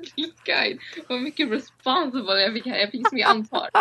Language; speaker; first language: Swedish; early bilingual, other home language; Somali